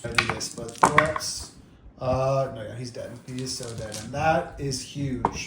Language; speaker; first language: English; native; English